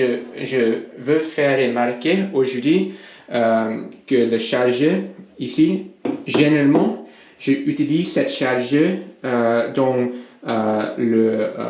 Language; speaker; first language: French; non-native, learner; English